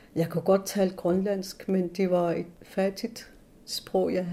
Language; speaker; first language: Danish; non-native, local second language; Kalaallisut